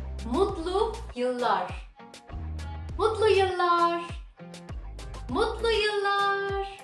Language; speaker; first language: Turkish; non-native, fluent; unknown